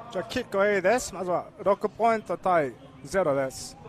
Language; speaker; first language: Japanese; non-native, learner; English